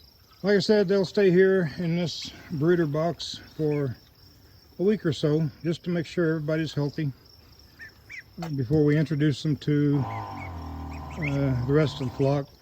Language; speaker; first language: English; native; English